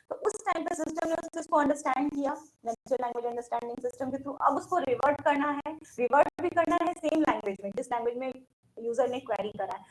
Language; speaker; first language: Hindi; native; Hindi